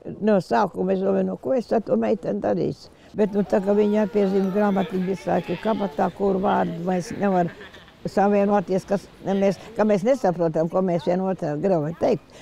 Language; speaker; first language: Latvian; native; Latvian